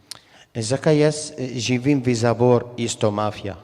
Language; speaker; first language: Slovenian; non-native, learner; Arabic